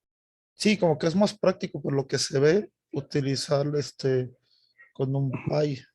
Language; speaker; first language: Spanish; native; Spanish